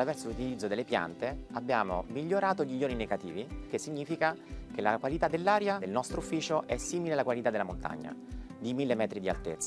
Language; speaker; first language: Italian; native; Italian